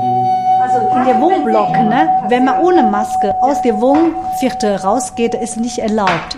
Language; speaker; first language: German; non-native, fluent; Chinese